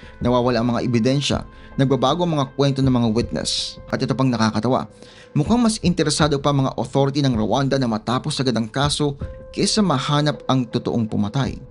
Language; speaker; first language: Filipino; native; Filipino